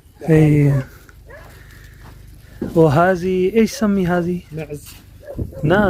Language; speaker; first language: Arabic; non-native, learner; Urdu